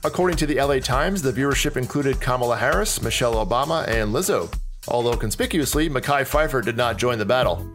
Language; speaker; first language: English; native; English